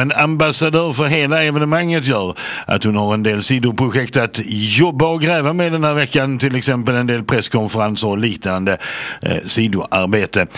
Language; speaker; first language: Swedish; native; Swedish